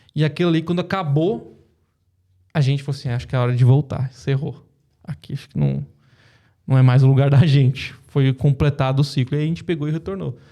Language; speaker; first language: Portuguese; native; Portuguese